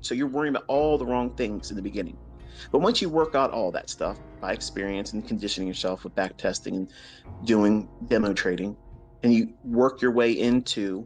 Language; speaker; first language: English; native; English